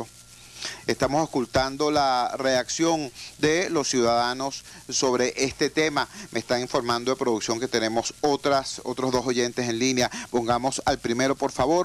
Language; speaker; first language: Spanish; native; Spanish